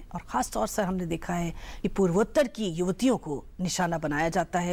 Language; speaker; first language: Hindi; native; Hindi